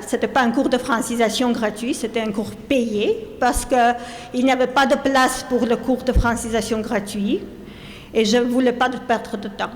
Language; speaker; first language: French; non-native, fluent; Armenian